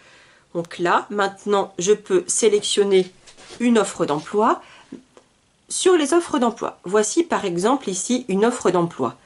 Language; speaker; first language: French; native; French